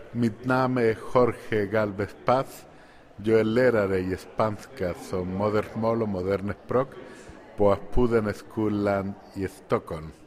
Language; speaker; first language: Swedish; non-native, fluent; Spanish